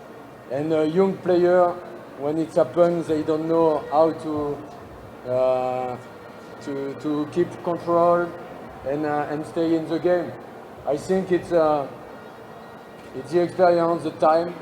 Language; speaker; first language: English; non-native, learner; French